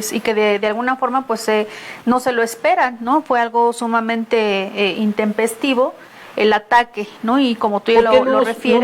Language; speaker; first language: Spanish; native; Spanish